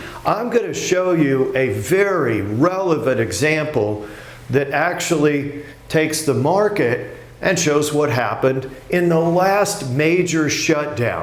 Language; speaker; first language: English; native; English